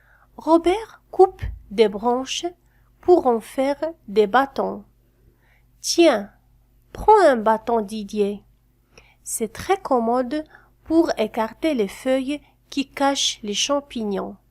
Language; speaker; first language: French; non-native, fluent; Arabic